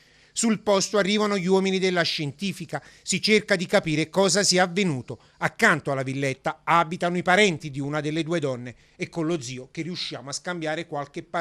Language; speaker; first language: Italian; native; Italian